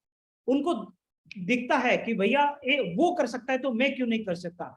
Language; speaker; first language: Hindi; native; Hindi